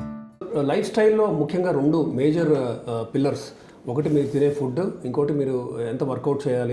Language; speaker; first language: Telugu; native; Telugu